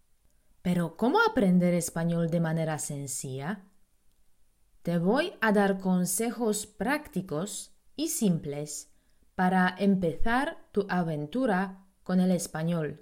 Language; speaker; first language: Spanish; non-native, fluent; Polish